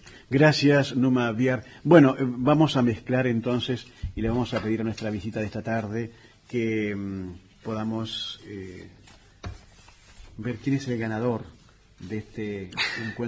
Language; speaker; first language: Spanish; native; Spanish